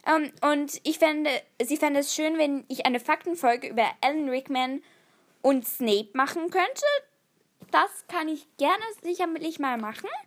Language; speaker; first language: German; native; German